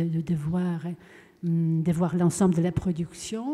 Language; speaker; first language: French; non-native, fluent; Polish